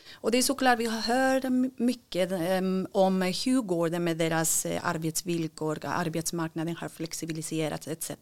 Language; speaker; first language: Swedish; non-native, fluent; Spanish